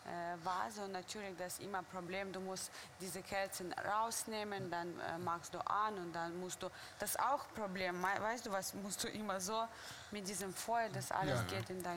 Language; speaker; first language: German; non-native, fluent; Russian